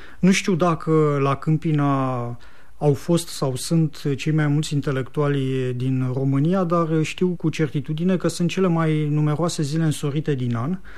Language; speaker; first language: Romanian; native; Romanian